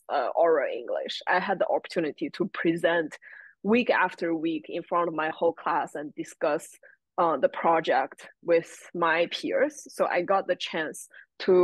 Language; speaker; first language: English; non-native, fluent; Chinese